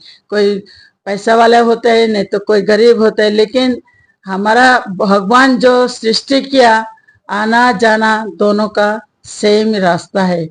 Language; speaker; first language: Hindi; non-native, local second language; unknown